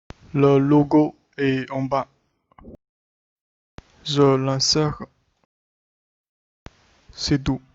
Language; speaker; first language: French; non-native, learner; Chinese